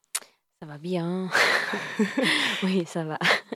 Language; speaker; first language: French; non-native, learner; Portuguese